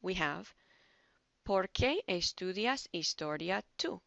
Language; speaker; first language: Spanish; non-native, fluent; English